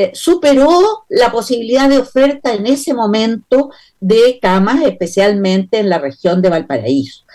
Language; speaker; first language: Spanish; native; Spanish